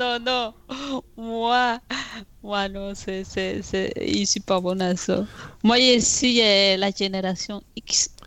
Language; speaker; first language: French; non-native, fluent; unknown